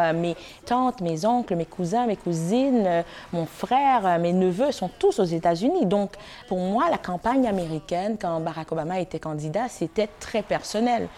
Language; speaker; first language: French; non-native, local second language; Haitian Creole